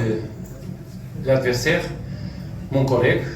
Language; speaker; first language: French; non-native, learner; Portuguese